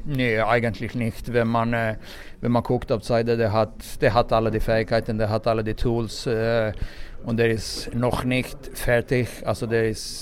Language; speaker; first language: German; non-native, fluent; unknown